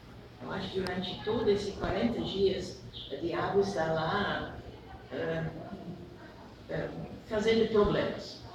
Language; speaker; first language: Portuguese; non-native, fluent; English